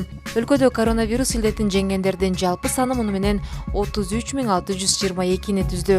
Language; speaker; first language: Kyrgyz; native; Kyrgyz